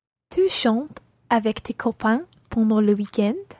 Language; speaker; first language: French; non-native, learner; English